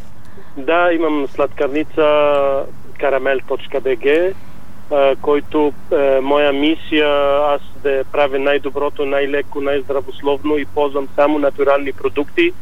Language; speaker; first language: Bulgarian; non-native, learner; Arabic